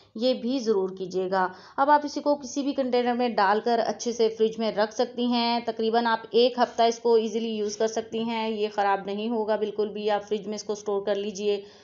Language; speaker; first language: Urdu; native; Urdu